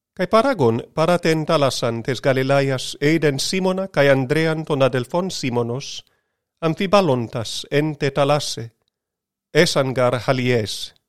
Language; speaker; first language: Greek; non-native, learner; English